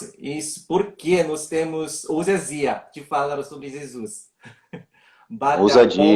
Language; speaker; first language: Portuguese; non-native, learner; Korean